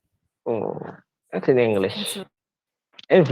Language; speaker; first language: English; non-native, learner; Indonesian